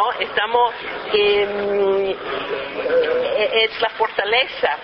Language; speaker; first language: Spanish; non-native, fluent; English